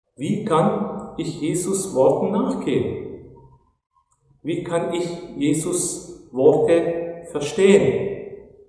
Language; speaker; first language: German; non-native, fluent; Turkish